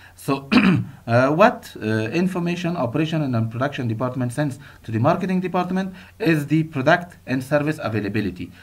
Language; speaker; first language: English; non-native, fluent; Persian